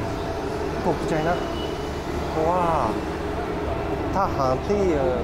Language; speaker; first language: Thai; non-native, learner; Japanese